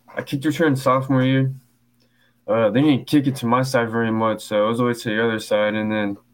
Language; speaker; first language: English; native; English